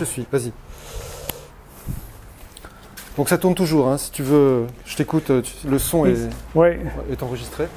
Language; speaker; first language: French; native; French